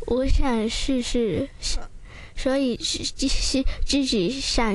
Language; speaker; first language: Chinese; non-native, local second language; Cantonese